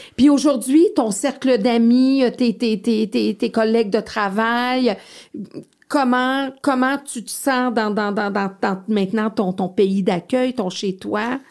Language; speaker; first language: French; native; French